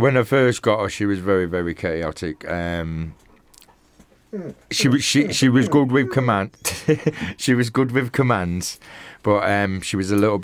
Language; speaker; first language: English; native; English